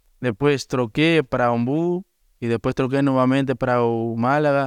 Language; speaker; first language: Portuguese; non-native, learner; Spanish